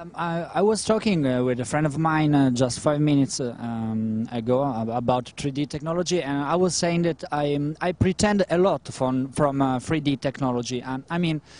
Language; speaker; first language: English; non-native, fluent; Italian